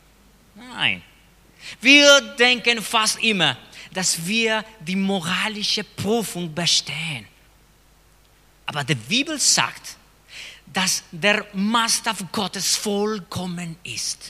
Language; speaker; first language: German; non-native, fluent; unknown